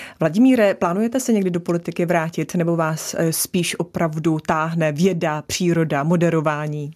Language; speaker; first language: Czech; native; Czech